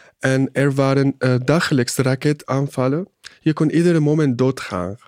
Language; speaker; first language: Dutch; non-native, fluent; Arabic